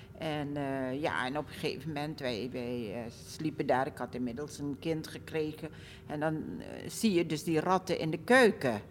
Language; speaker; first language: Dutch; early bilingual, other home language; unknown